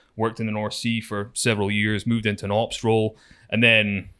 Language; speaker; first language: English; native; English